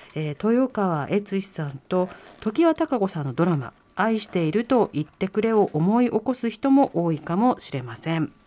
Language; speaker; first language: Japanese; native; Japanese